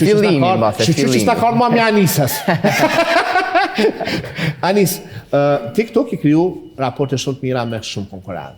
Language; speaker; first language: Albanian; native; Albanian